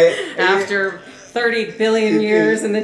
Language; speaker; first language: English; native; English